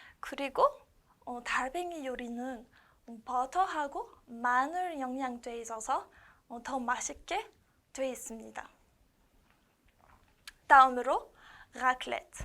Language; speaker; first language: Korean; non-native, learner; French